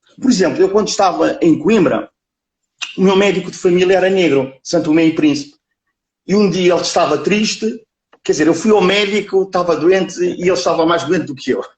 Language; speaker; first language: Portuguese; early bilingual, other home language; Kabuverdianu